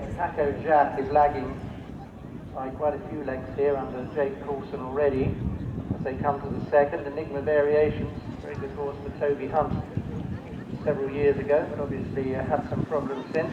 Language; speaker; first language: English; native; English